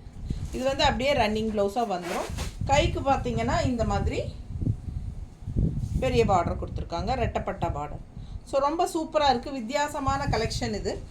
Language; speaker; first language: Tamil; native; Tamil